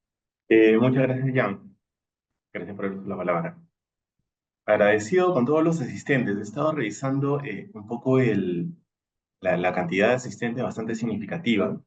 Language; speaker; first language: Spanish; native; Spanish